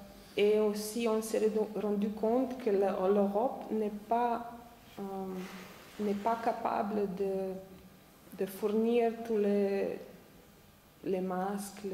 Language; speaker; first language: French; non-native, fluent; Slovenian